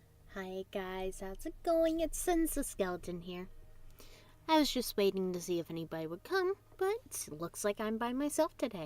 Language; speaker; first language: English; native; English